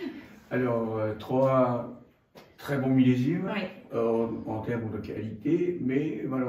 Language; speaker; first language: French; non-native, fluent; Japanese